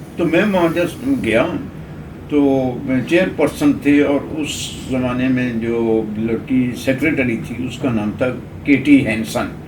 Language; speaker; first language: Urdu; non-native, local second language; Pahari-Potwari